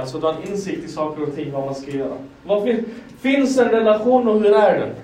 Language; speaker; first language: Swedish; non-native, fluent; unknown